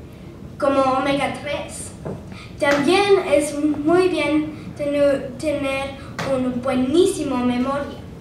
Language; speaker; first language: Spanish; non-native, learner; English